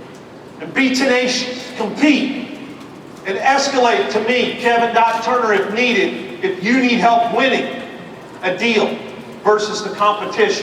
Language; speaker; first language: English; native; English